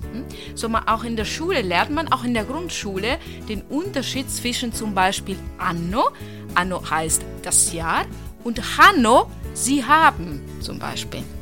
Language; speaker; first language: German; non-native, fluent; Italian